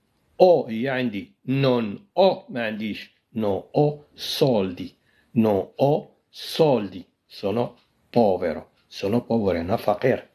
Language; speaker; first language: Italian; non-native, fluent; Arabic